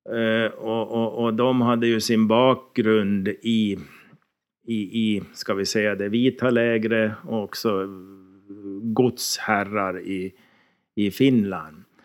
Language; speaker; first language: Swedish; native; Swedish